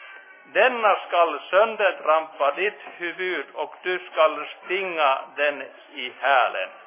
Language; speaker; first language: Swedish; non-native, fluent; Finnish